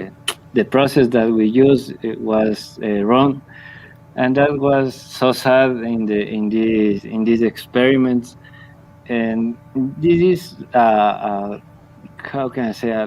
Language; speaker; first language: English; non-native, learner; Spanish